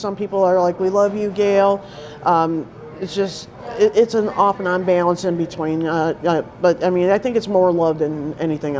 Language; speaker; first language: English; native; English